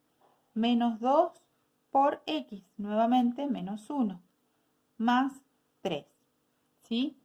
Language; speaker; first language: Spanish; native; Spanish